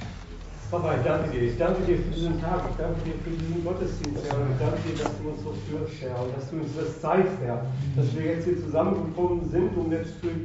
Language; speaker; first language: German; native; German